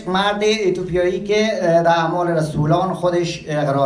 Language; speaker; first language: Persian; early bilingual, heritage; Persian